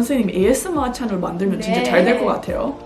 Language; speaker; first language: Korean; early bilingual, heritage; English